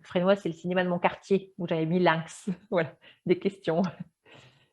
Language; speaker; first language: French; native; French